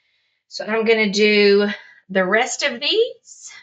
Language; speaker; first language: English; native; English